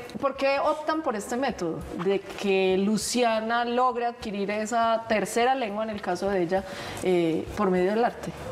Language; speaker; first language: Spanish; native; Spanish